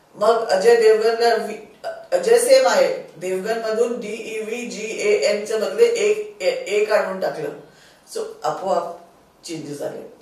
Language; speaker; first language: Marathi; non-native, local second language; Sindhi